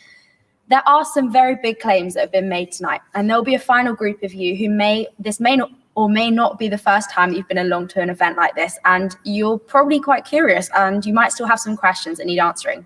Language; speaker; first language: English; native; English